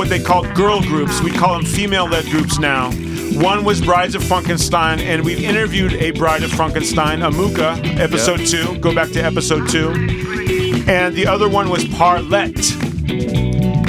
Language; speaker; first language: English; native; English